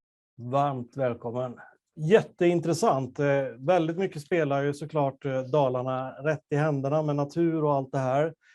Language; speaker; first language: Swedish; native; Swedish